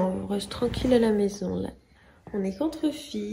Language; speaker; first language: French; native; French